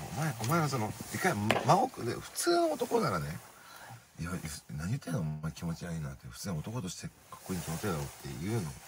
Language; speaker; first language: Japanese; native; Japanese